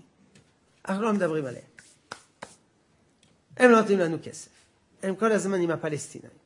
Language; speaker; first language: Hebrew; non-native, fluent; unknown